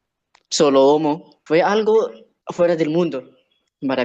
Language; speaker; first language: Spanish; non-native, learner; Arabic